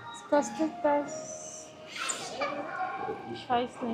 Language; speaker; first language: German; non-native, learner; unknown